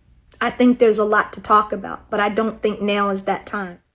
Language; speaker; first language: English; native; English